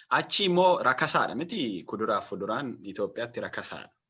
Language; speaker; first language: Oromo; native; Oromo